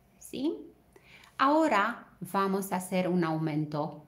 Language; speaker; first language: Spanish; non-native, fluent; Romanian